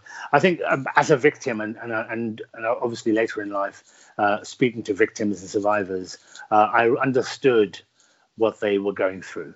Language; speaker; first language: English; native; English